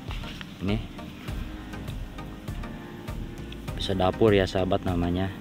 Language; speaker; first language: Indonesian; non-native, local second language; Sundanese